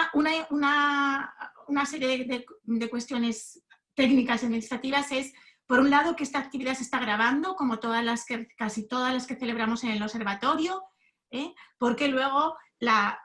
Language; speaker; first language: Spanish; native; Spanish